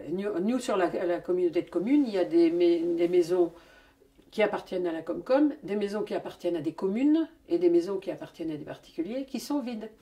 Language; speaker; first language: French; native; French